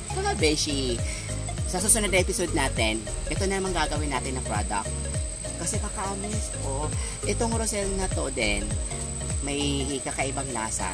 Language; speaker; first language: Filipino; non-native, local second language; Bikol